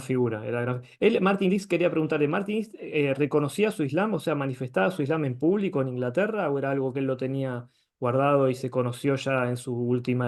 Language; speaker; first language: Spanish; native; Spanish